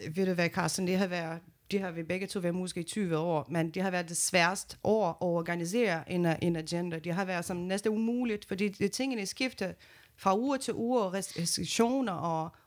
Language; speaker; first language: Danish; non-native, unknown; Portuguese